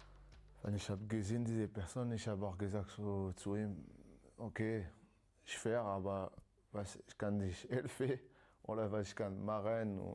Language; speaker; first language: German; non-native, learner; French